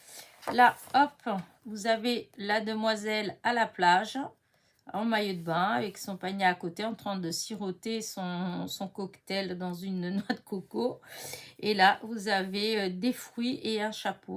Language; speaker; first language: French; native; French